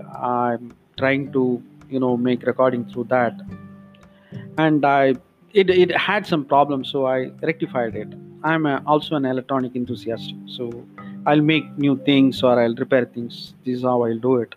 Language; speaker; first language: English; non-native, local second language; Malayalam